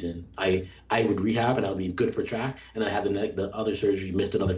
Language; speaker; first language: English; native; English